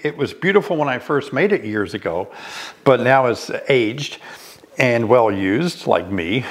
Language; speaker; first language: English; native; English